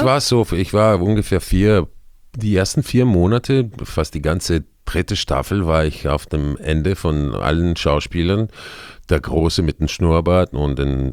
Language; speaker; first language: German; non-native, fluent; Croatian